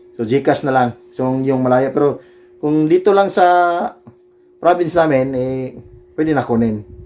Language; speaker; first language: Filipino; non-native, local second language; Cebuano